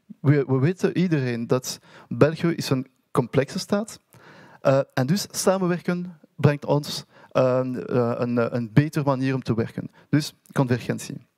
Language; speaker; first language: Dutch; non-native, learner; French